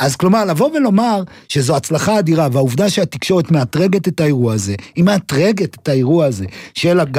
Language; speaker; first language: Hebrew; native; Hebrew